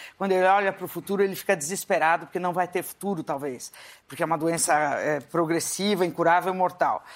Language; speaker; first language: Portuguese; native; Portuguese